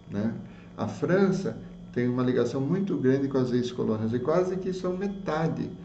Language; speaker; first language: Portuguese; native; Portuguese